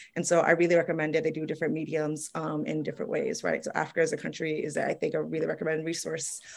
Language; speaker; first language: English; native; English